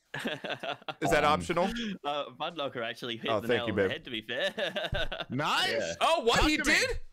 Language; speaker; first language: English; native; English